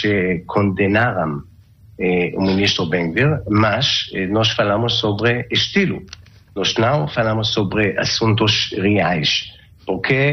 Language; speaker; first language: Portuguese; non-native, learner; Hebrew